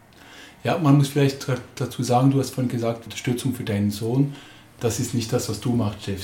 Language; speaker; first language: German; native; German